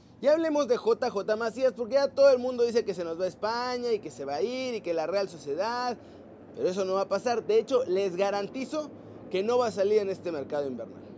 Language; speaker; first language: Spanish; native; Spanish